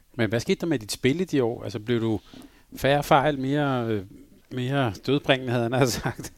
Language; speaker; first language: Danish; native; Danish